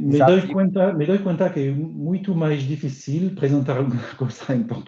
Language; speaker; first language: Portuguese; non-native, learner; French